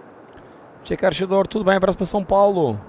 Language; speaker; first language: Portuguese; native; Portuguese